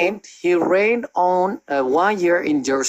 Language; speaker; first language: English; non-native, fluent; Amharic